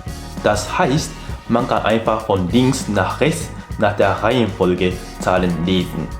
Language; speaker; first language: German; non-native, fluent; Japanese